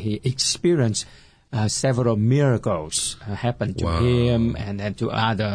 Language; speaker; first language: English; non-native, fluent; Vietnamese